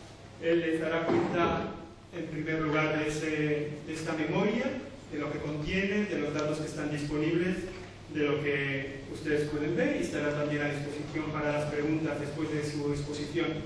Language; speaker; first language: Spanish; native; Spanish